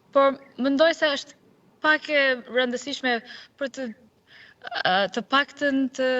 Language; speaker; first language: Albanian; non-native, learner; English